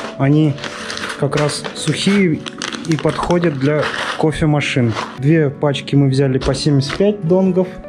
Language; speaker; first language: Russian; native; Russian